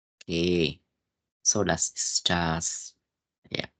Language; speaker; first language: German; non-native, learner; Indonesian